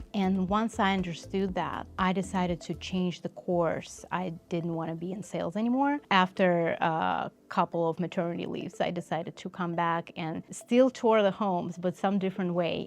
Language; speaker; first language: English; non-native, fluent; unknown